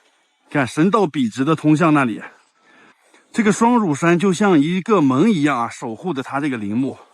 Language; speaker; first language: Chinese; native; Chinese